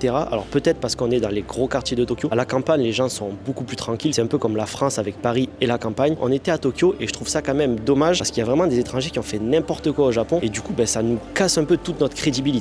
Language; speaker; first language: French; native; French